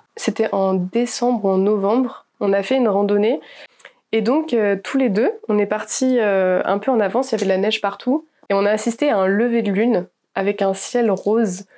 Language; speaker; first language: French; native; French